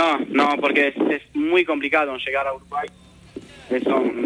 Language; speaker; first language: Spanish; non-native, fluent; Romanian